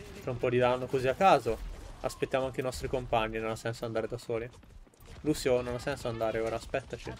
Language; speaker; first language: Italian; native; Italian